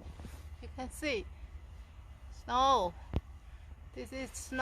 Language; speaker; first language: English; non-native, fluent; Khmer